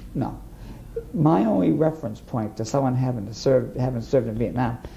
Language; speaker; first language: English; native; English